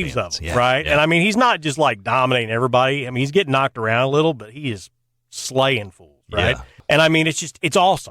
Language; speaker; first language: English; native; English